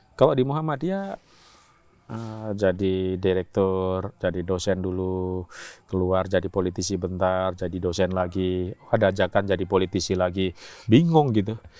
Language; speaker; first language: Indonesian; non-native, local second language; Javanese